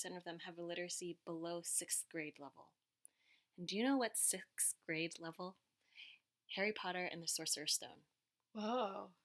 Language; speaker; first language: English; early bilingual, other home language; Cantonese